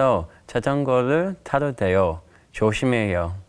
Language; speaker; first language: Korean; non-native, learner; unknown